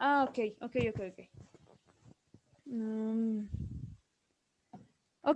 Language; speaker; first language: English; non-native, learner; Spanish